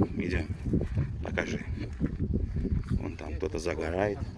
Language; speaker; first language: Russian; native; Russian